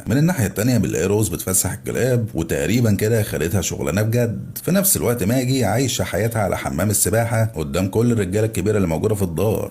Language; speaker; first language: Arabic; native; Arabic